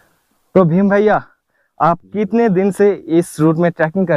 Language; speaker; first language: Hindi; non-native, local second language; Bangla